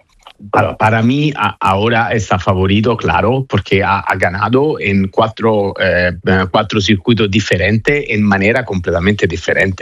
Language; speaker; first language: Spanish; non-native, fluent; Italian